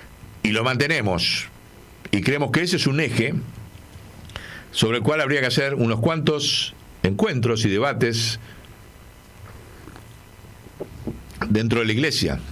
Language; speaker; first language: Spanish; native; Spanish